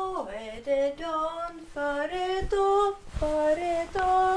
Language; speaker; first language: Swedish; native; Swedish